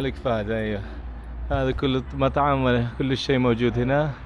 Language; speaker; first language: Arabic; non-native, learner; English